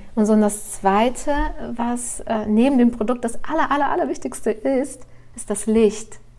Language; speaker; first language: German; early bilingual, other home language; Russian